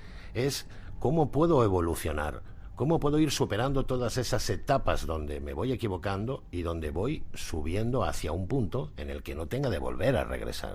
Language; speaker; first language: Spanish; native; Spanish